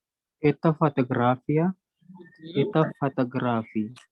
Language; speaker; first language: Russian; non-native, learner; Indonesian